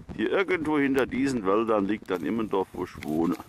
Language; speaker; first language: German; native; German